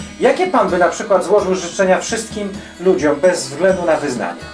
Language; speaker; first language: Polish; native; Polish